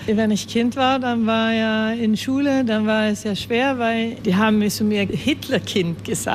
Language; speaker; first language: German; early bilingual, heritage; Swedish